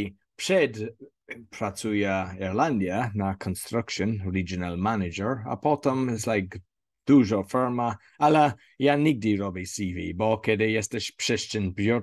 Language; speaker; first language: Polish; non-native, learner; English